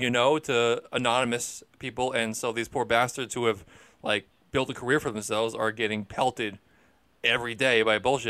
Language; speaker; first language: English; native; English